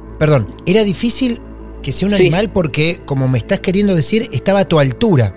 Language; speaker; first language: Spanish; native; Spanish